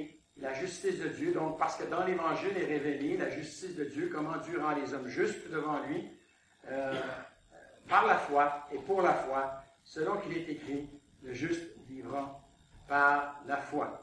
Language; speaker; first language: French; native; French